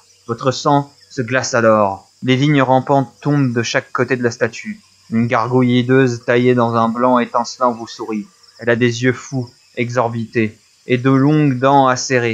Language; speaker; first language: French; native; French